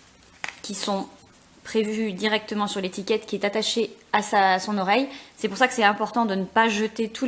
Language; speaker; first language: French; native; French